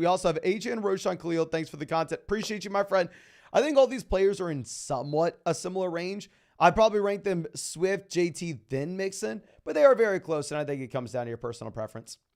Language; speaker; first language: English; native; English